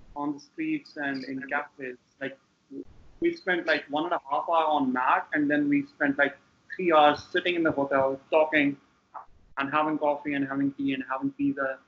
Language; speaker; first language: English; non-native, local second language; Punjabi